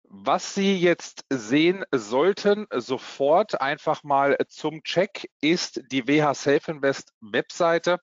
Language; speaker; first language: German; native; German